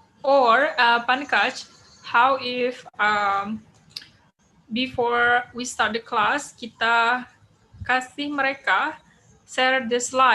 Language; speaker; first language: English; non-native, fluent; Indonesian